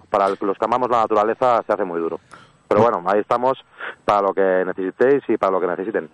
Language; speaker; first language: Spanish; native; Spanish